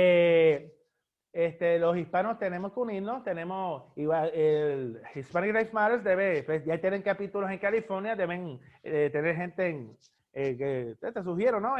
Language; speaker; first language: Spanish; native; Spanish